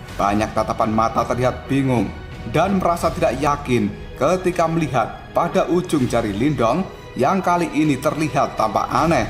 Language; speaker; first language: Indonesian; native; Indonesian